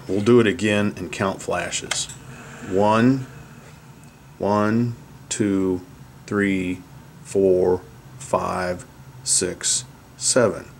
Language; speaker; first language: English; native; English